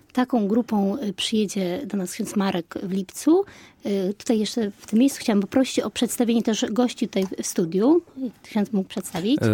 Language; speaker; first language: Polish; native; Polish